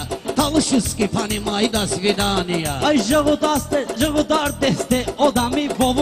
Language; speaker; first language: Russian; non-native, learner; Talysh